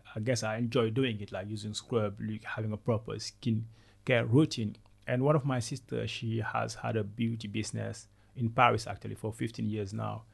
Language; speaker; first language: English; non-native, fluent; Wolof